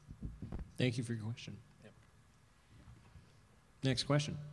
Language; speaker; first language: English; native; English